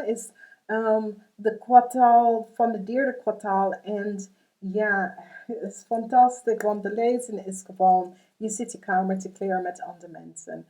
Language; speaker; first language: Dutch; non-native, fluent; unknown